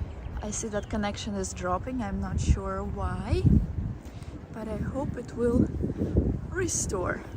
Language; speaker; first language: English; non-native, fluent; Russian